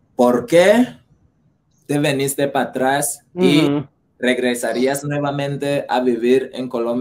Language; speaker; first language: Spanish; early bilingual, heritage; Spanish